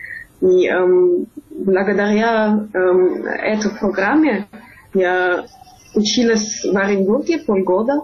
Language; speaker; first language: Russian; non-native, fluent; German